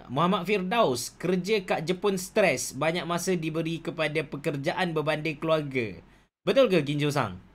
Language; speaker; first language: Malay; native; Malay